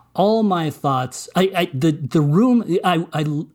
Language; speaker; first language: English; native; English